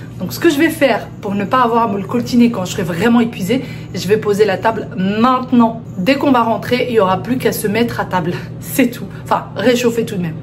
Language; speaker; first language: French; early bilingual, other home language; Arabic